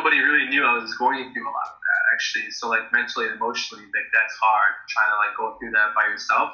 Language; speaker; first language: English; native; English